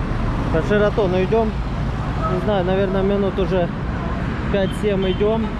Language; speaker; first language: Russian; native; Russian